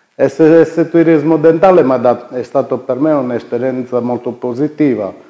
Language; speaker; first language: Italian; native; Italian